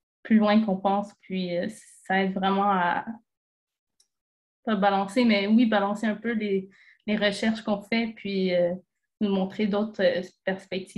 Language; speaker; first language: French; native; French